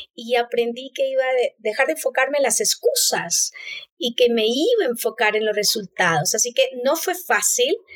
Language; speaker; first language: Spanish; native; Spanish